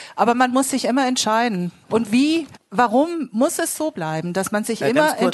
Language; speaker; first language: German; native; German